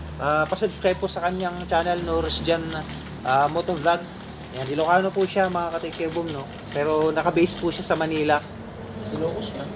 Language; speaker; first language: Filipino; non-native, local second language; Iloko